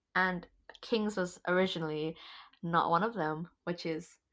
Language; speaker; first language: English; non-native, fluent; Indonesian